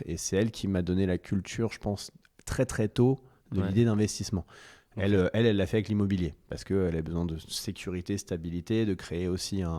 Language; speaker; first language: French; native; French